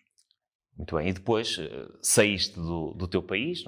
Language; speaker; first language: Portuguese; native; Portuguese